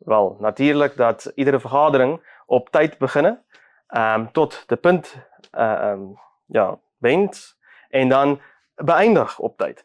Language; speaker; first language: Dutch; non-native, learner; Afrikaans